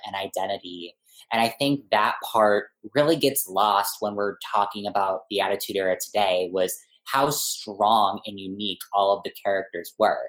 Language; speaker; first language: English; native; English